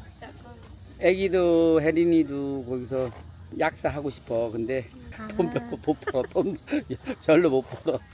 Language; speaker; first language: Korean; native; Korean